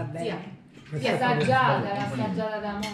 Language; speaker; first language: Italian; non-native, learner; Thai